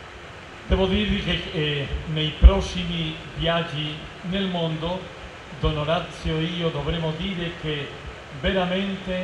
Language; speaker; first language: Italian; non-native, fluent; Spanish